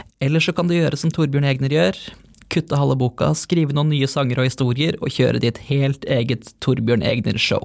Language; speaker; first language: Norwegian; native; Norwegian